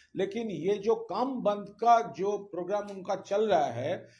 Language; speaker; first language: Hindi; non-native, local second language; Bangla